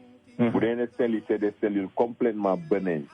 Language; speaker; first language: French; non-native, local second language; Wolof